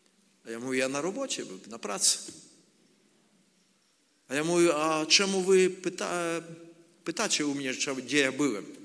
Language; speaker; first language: Polish; non-native, learner; Ukrainian